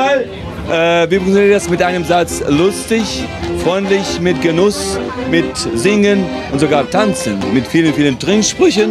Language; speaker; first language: German; non-native, fluent; Russian